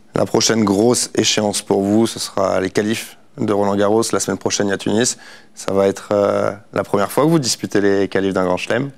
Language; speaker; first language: French; native; French